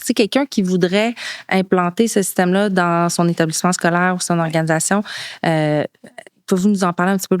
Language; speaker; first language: French; native; French